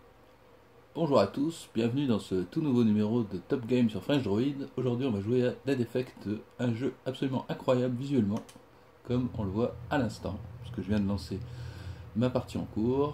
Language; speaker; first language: French; native; French